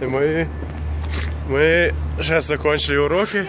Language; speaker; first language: Russian; non-native, fluent; English